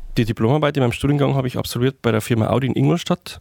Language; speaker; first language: German; native; German